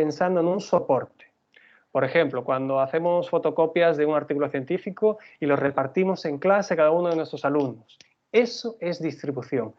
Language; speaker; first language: Spanish; native; Spanish